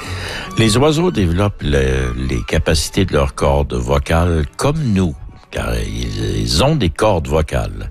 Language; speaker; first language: French; native; French